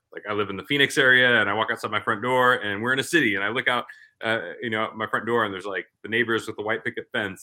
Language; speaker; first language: English; native; English